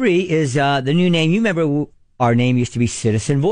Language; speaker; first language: English; native; English